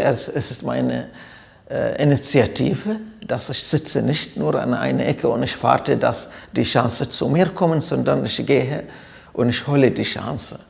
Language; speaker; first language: German; non-native, fluent; Arabic